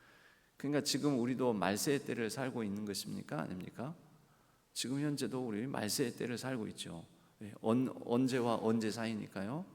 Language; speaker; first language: Korean; native; Korean